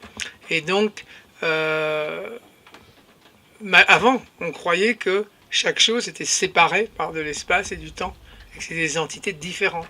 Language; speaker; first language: French; native; French